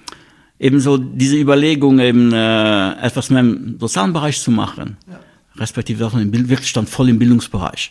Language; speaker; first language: German; non-native, local second language; Luxembourgish